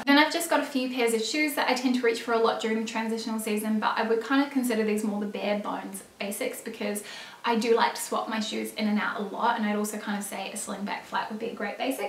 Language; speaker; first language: English; native; English